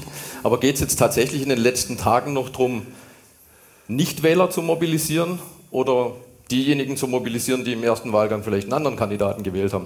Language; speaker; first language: German; native; German